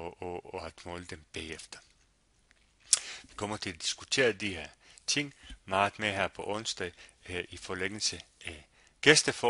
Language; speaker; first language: Danish; non-native, fluent; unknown